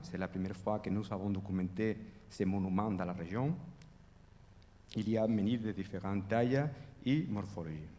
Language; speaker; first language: French; non-native, fluent; Spanish